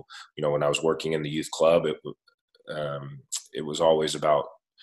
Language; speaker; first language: English; native; English